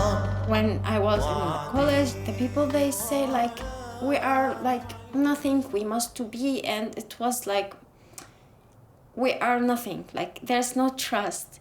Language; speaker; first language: English; non-native, learner; Arabic